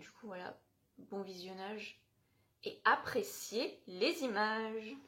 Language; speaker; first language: French; native; French